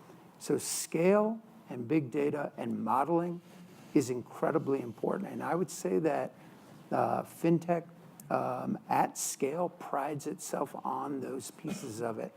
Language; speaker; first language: English; native; English